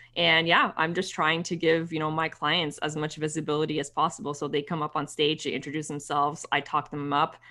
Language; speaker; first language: English; native; English